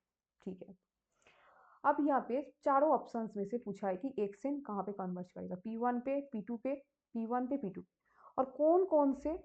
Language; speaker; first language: Hindi; native; Hindi